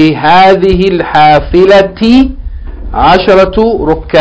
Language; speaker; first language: Arabic; non-native, learner; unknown